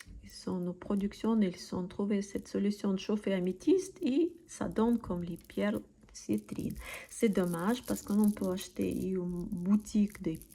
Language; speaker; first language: French; non-native, learner; Russian